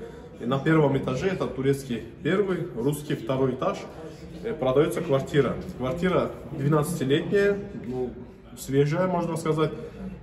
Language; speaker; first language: Russian; non-native, fluent; Turkish